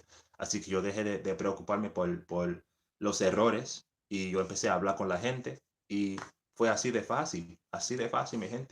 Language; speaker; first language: Spanish; early bilingual, heritage; English